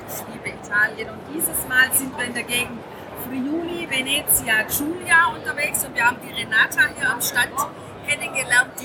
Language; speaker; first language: German; native; German